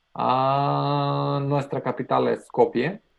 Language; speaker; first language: Spanish; non-native, learner; Macedonian